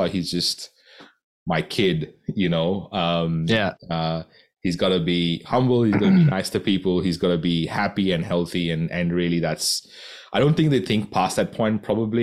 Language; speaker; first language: English; non-native, local second language; Konkani